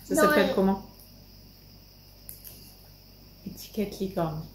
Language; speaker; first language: French; native; French